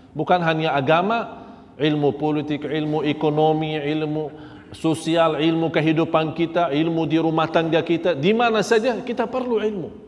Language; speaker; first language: Malay; non-native, fluent; Arabic